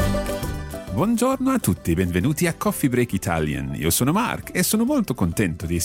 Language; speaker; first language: Italian; non-native, fluent; English